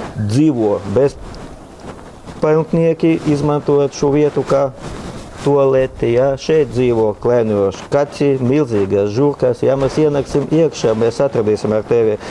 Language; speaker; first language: Latvian; non-native, local second language; Russian